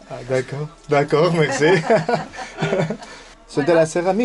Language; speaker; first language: French; non-native, learner; Spanish